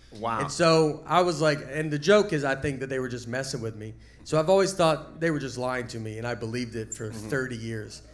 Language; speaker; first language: English; native; English